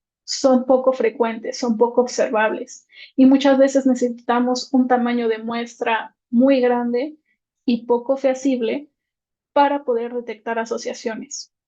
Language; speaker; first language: Spanish; native; Spanish